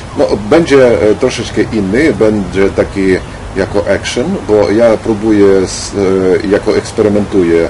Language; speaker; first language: Polish; non-native, learner; Ukrainian